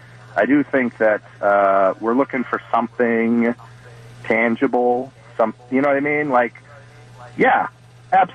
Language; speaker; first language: English; native; English